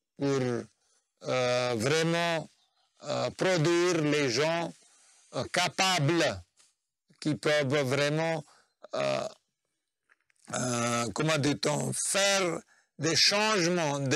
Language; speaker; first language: French; non-native, fluent; Nepali